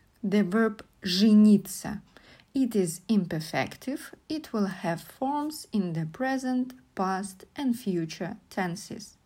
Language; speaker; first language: English; non-native, fluent; Russian